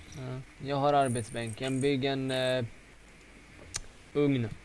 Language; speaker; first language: Swedish; native; Swedish